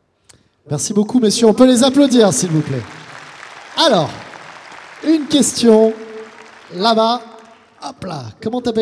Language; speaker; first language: French; native; French